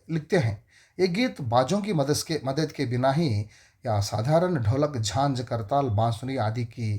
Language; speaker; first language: Hindi; non-native, local second language; Telugu